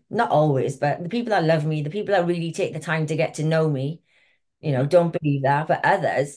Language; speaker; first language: English; native; English